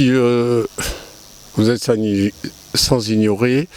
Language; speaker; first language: French; non-native, local second language; Kongo